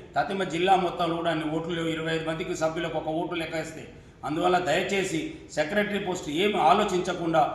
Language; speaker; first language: Telugu; native; Telugu